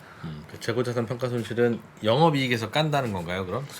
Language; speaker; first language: Korean; native; Korean